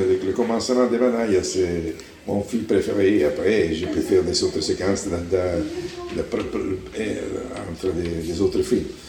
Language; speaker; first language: French; non-native, learner; Italian